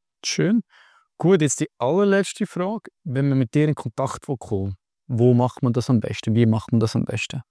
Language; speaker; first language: German; native; German